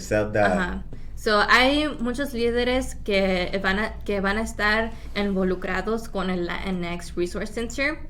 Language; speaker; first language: Spanish; early bilingual, heritage; Spanish